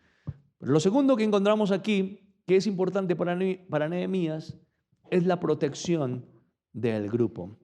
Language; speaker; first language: Spanish; native; Spanish